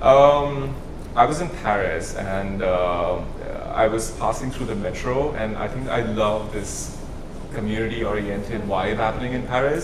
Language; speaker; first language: English; non-native, local second language; Hindi